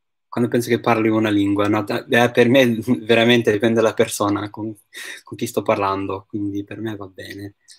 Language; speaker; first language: Italian; non-native, fluent; English